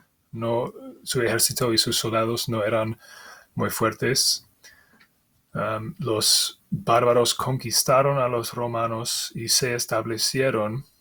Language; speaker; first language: Spanish; non-native, fluent; English